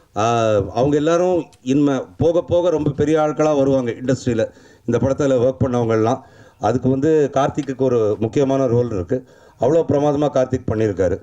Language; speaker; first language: Tamil; native; Tamil